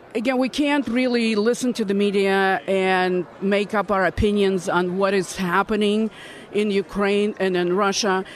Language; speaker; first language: English; non-native, fluent; Russian